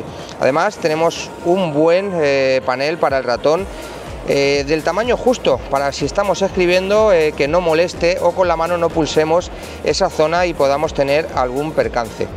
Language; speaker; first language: Spanish; native; Spanish